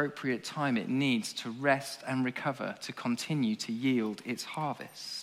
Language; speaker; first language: English; native; English